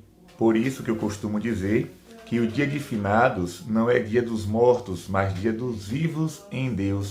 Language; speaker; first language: Portuguese; native; Portuguese